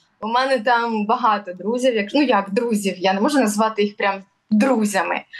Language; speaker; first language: Ukrainian; early bilingual, other home language; Russian